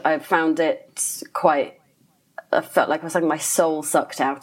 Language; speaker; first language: English; native; English